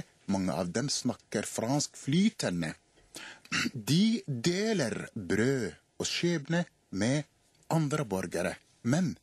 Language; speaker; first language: Norwegian; non-native, fluent; Arabic